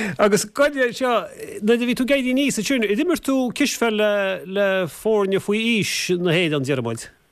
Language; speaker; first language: Irish; native; Irish